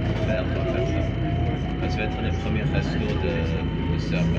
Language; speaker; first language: French; early bilingual, heritage; English